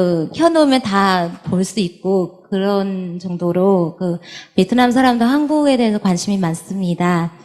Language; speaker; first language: Korean; non-native, fluent; Vietnamese